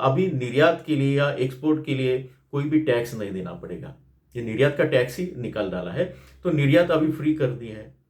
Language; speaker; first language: Hindi; non-native, local second language; Marathi